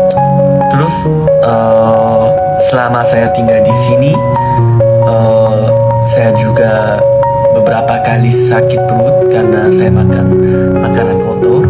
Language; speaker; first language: Indonesian; non-native, learner; Korean